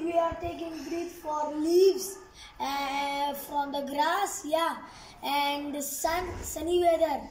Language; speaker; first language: English; non-native, learner; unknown